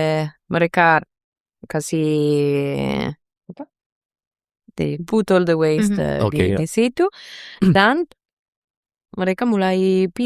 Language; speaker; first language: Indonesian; non-native, fluent; Italian